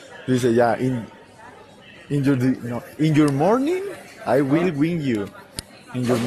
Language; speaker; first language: English; non-native, learner; Spanish